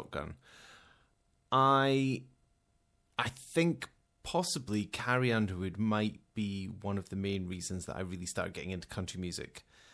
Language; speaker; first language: English; native; English